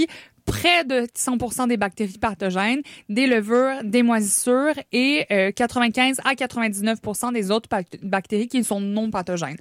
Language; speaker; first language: French; native; French